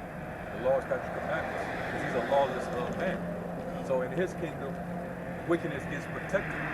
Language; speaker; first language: English; native; English